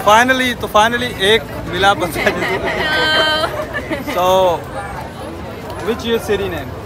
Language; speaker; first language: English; non-native, local second language; Hindi